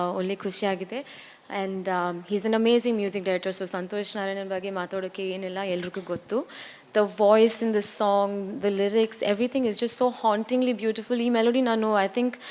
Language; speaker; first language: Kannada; non-native, learner; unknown